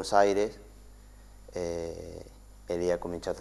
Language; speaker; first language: Italian; non-native, learner; Spanish